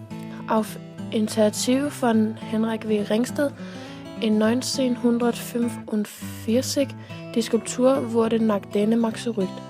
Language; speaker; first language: German; non-native, learner; Danish